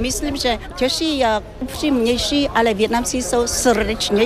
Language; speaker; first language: Czech; non-native, fluent; Vietnamese